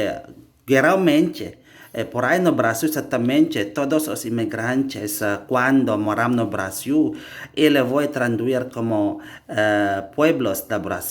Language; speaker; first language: Portuguese; non-native, learner; Indonesian